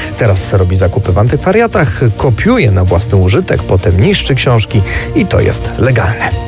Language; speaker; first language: Polish; native; Polish